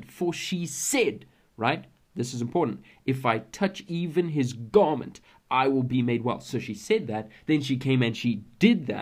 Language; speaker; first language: English; native; English